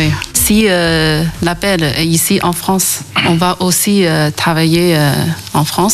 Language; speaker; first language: French; non-native, learner; Chinese